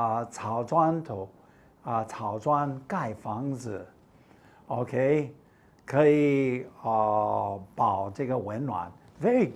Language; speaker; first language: Chinese; non-native, fluent; English